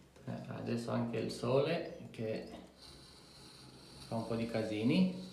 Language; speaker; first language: Italian; non-native, fluent; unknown